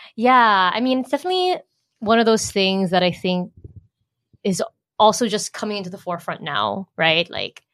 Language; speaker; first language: English; native; English